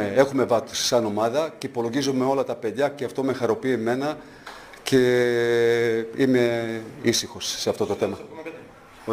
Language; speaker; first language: Greek; non-native, fluent; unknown